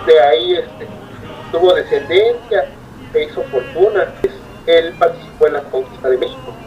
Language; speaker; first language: Spanish; native; Spanish